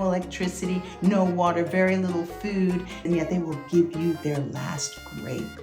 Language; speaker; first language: English; early bilingual, other home language; Spanish